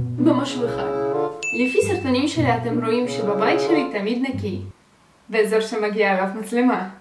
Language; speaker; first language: Hebrew; non-native, fluent; Russian